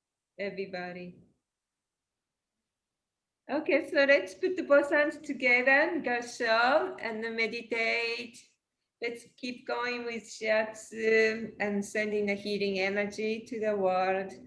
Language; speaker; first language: English; non-native, learner; Japanese